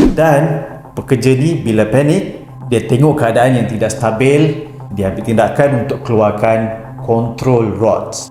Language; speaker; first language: Malay; native; Malay